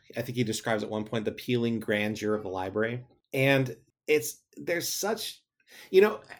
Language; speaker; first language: English; native; English